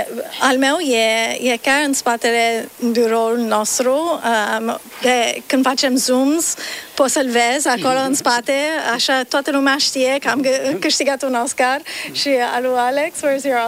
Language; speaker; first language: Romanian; early bilingual, heritage; Romanian